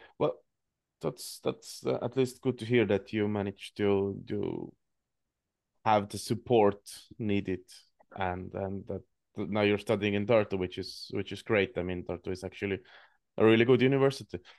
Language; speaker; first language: English; non-native, fluent; Estonian